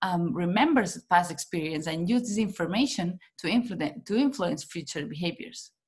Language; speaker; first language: English; non-native, fluent; Spanish